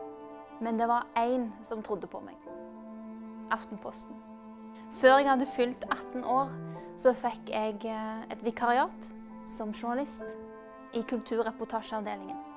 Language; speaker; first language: Norwegian; early bilingual, other home language; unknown